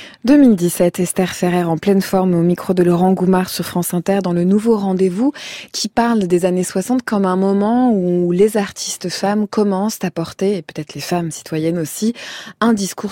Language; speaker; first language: French; native; French